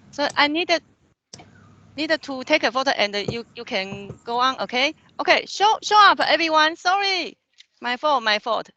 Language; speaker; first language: English; non-native, fluent; Chinese